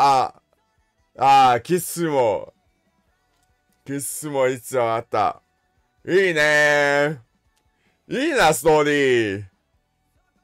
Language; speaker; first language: Japanese; non-native, learner; English